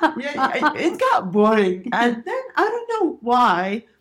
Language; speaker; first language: English; non-native, fluent; Arabic